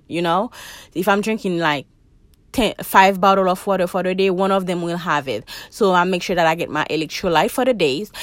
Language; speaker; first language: English; non-native, fluent; Haitian Creole